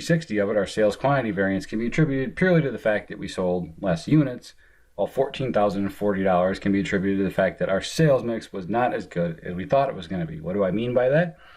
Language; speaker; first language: English; native; English